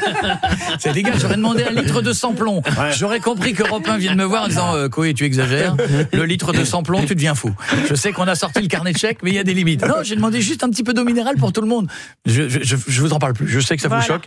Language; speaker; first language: French; native; French